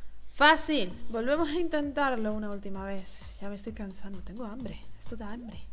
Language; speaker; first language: Spanish; native; Spanish